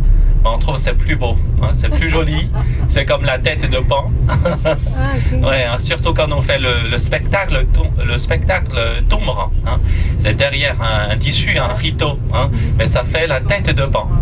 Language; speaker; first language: French; non-native, fluent; Chinese